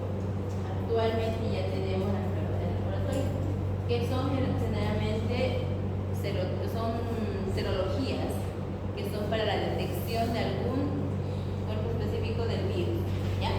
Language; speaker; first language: Spanish; native; Spanish